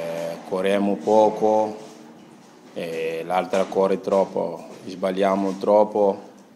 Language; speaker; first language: Italian; non-native, learner; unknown